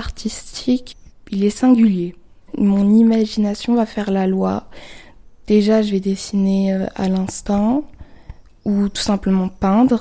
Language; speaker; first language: French; native; French